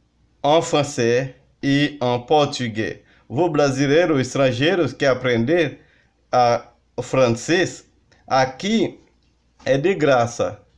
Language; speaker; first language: Portuguese; non-native, learner; Haitian Creole